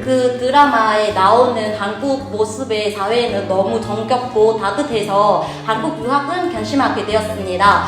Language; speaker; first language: Korean; non-native, fluent; Vietnamese